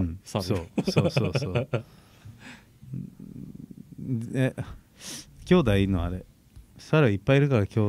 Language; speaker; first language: Japanese; native; Japanese